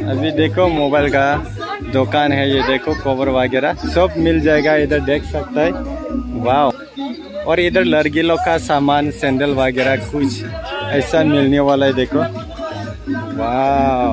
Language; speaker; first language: Hindi; non-native, local second language; Bodo